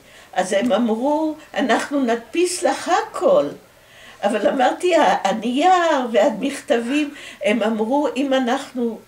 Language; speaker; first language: Hebrew; early bilingual, other home language; Dutch